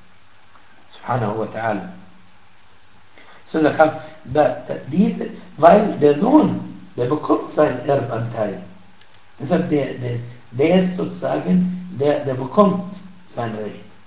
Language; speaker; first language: German; non-native, fluent; Arabic